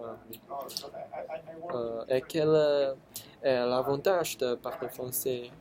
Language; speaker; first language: French; non-native, learner; Chinese